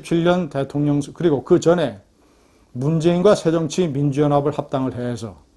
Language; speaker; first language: Korean; native; Korean